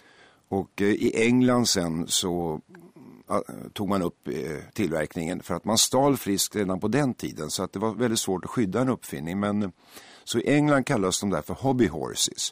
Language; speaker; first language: Swedish; native; Swedish